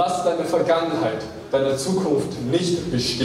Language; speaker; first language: German; non-native, fluent; Chinese